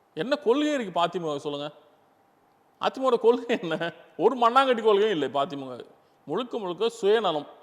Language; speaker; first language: Tamil; non-native, local second language; Urdu